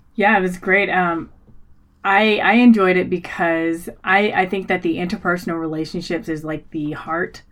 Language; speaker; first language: English; native; English